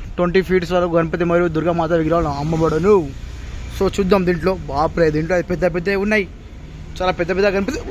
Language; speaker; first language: Telugu; native; Telugu